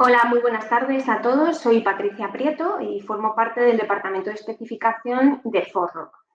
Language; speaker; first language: Spanish; native; Spanish